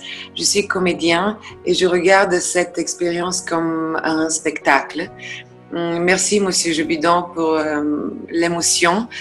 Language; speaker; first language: French; non-native, fluent; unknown